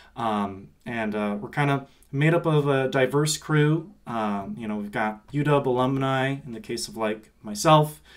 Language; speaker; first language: English; native; English